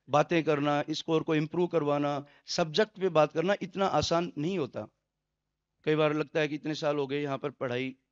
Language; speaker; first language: Hindi; native; Hindi